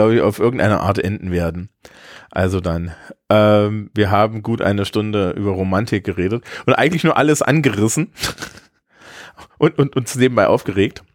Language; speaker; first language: German; native; German